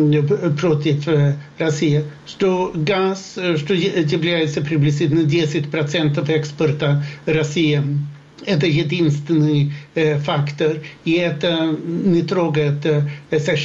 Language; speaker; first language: Russian; non-native, fluent; Swedish